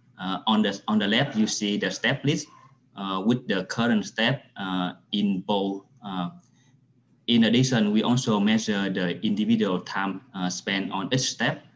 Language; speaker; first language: English; non-native, fluent; Vietnamese